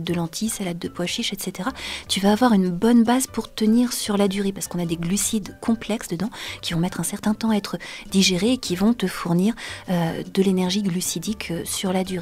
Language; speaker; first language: French; native; French